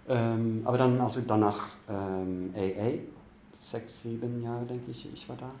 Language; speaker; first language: German; non-native, fluent; Norwegian